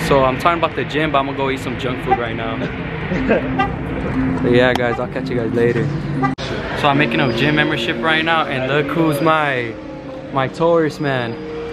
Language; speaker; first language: English; early bilingual, other home language; Spanish